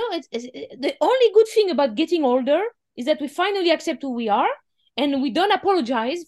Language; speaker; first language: English; non-native, fluent; French